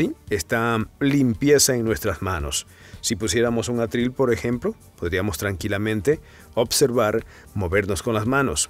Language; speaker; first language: Spanish; native; Spanish